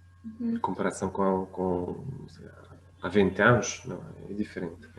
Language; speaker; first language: Portuguese; non-native, fluent; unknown